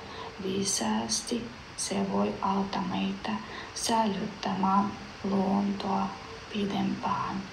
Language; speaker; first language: Finnish; non-native, learner; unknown